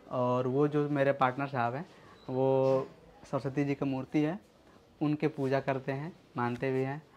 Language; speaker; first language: Hindi; native; Hindi